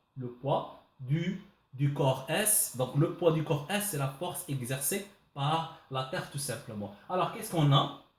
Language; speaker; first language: French; non-native, local second language; Arabic